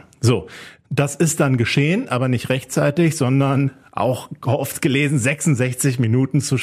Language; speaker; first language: German; native; German